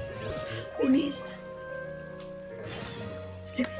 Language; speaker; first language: English; non-native, learner; Vietnamese